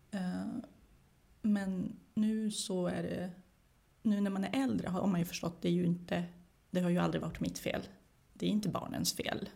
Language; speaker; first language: Swedish; early bilingual, other home language; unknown